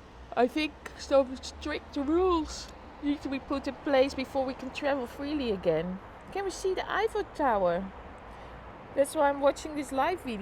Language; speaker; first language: English; non-native, fluent; Dutch